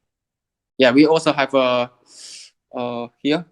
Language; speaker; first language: English; non-native, learner; Chinese